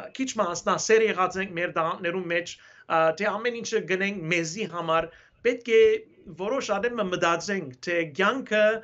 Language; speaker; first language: Armenian; early bilingual, heritage; Armenian